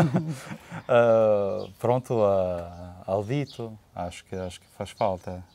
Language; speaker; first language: Portuguese; non-native, fluent; Italian